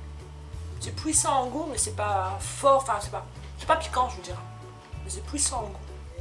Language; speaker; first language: French; native; French